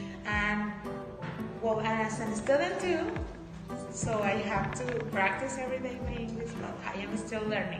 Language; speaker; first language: English; non-native, fluent; Spanish